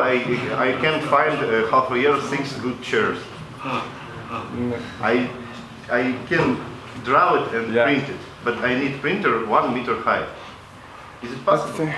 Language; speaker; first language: English; non-native, local second language; Latvian